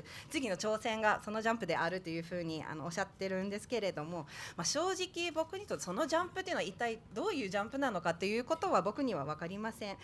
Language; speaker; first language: Japanese; native; Japanese